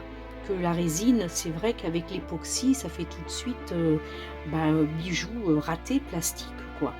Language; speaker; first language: French; native; French